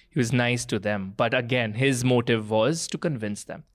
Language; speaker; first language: English; non-native, local second language; Punjabi